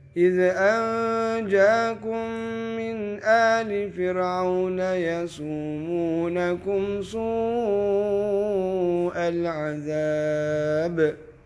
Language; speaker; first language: Arabic; non-native, learner; Indonesian